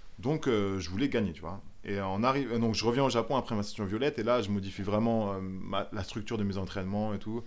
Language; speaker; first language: French; native; French